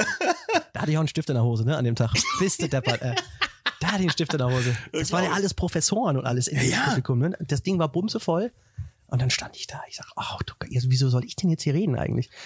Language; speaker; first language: German; native; German